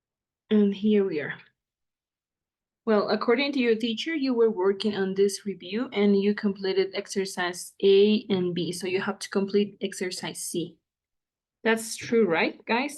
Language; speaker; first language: English; non-native, fluent; Spanish